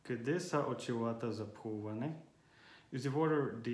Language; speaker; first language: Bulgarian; non-native, learner; Finnish